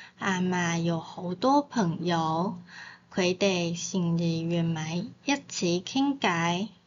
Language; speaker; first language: Cantonese; non-native, learner; Chinese